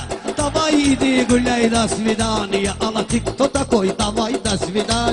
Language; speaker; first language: Russian; non-native, learner; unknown